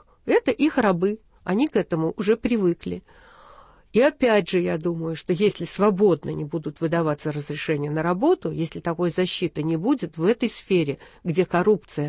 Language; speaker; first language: Russian; native; Russian